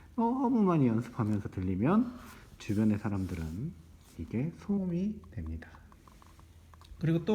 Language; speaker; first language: Korean; native; Korean